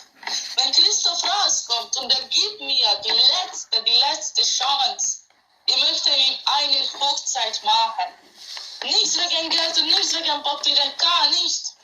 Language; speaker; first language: German; non-native, learner; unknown